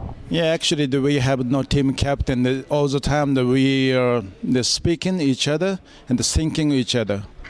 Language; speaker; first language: English; non-native, fluent; Japanese